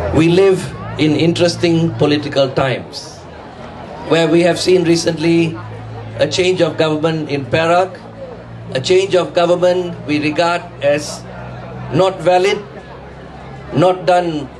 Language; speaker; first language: English; non-native, local second language; Tamil